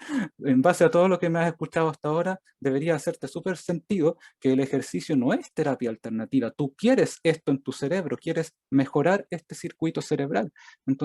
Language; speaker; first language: Spanish; native; Spanish